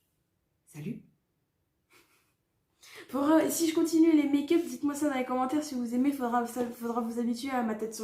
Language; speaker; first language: French; native; French